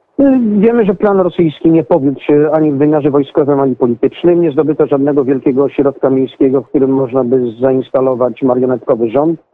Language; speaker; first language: Polish; native; Polish